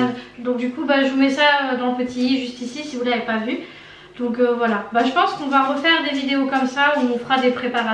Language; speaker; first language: French; native; French